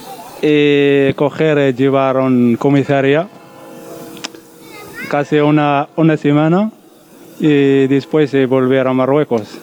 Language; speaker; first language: Spanish; non-native, learner; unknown